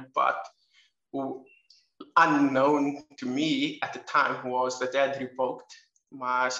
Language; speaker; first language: English; native; English